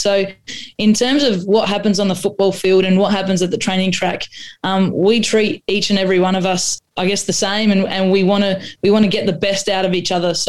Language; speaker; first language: English; non-native, local second language; Croatian